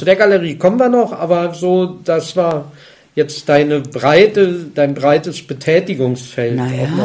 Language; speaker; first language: German; native; German